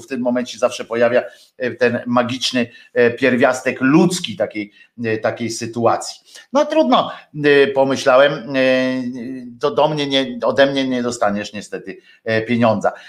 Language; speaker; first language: Polish; native; Polish